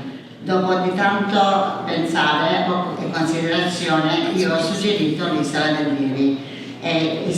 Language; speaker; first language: Italian; early bilingual, heritage; English